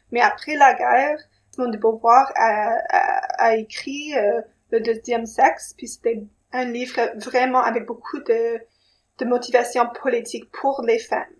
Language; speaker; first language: French; non-native, local second language; English